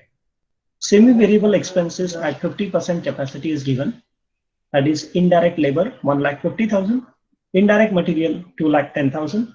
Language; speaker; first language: English; non-native, local second language; Marathi